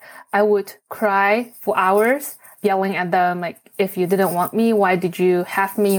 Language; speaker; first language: English; non-native, fluent; Chinese